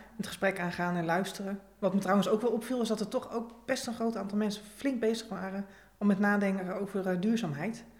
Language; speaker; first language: Dutch; native; Dutch